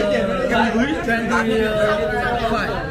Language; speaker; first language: English; non-native, learner; Vietnamese